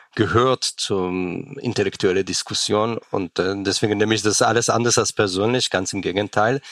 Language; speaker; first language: German; non-native, fluent; Hebrew